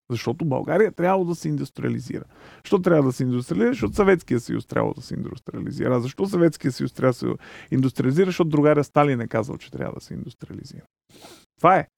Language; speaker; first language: Bulgarian; native; Bulgarian